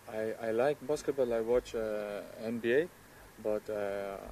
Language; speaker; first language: English; non-native, learner; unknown